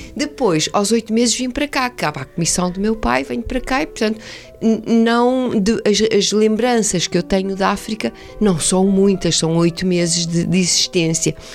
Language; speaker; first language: Portuguese; native; Portuguese